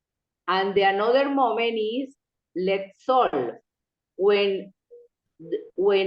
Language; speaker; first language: English; non-native, local second language; Spanish